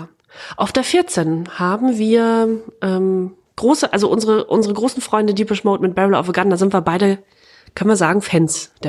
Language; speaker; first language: German; native; German